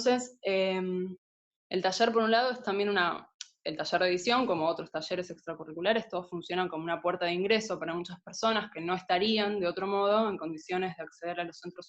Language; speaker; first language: Spanish; native; Spanish